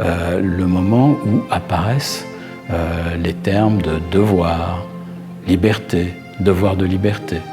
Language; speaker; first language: French; native; French